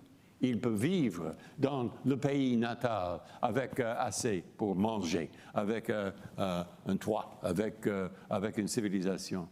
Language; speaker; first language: French; non-native, fluent; English